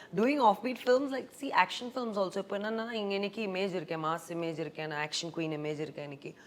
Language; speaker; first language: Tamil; non-native, learner; Hindi